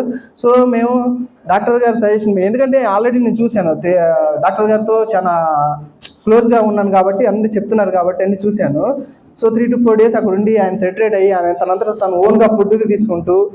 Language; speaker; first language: Telugu; native; Telugu